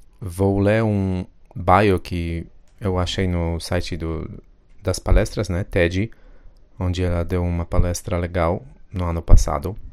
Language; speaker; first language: Portuguese; non-native, fluent; Polish